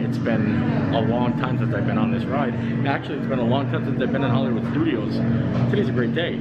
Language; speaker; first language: English; native; English